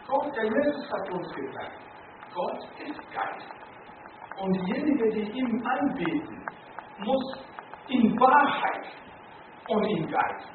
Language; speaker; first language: German; non-native, learner; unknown